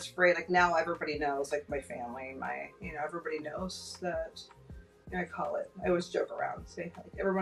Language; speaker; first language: English; native; English